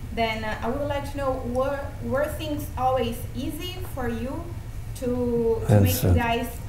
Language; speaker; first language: English; non-native, fluent; German